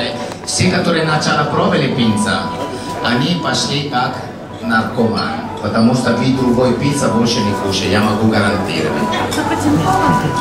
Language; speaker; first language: Russian; non-native, learner; Italian